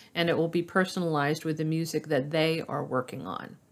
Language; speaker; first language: English; native; English